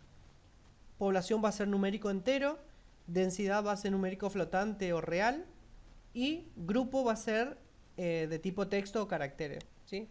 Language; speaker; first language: Spanish; native; Spanish